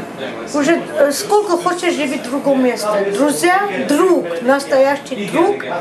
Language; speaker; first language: Russian; non-native, learner; Armenian